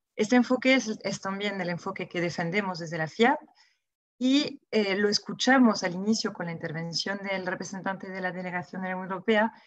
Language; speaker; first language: Spanish; non-native, fluent; French